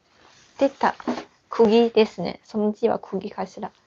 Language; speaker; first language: Japanese; non-native, fluent; Chinese